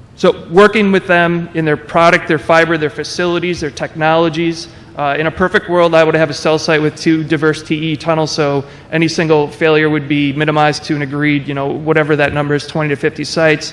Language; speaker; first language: English; native; English